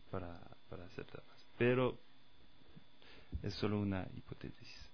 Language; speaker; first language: Spanish; non-native, fluent; French